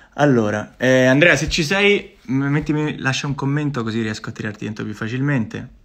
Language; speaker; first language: Italian; native; Italian